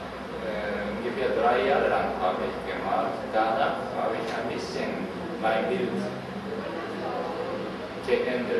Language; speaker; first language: German; non-native, learner; Japanese